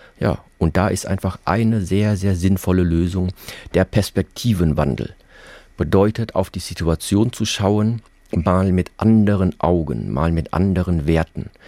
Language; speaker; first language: German; early bilingual, other home language; Vietnamese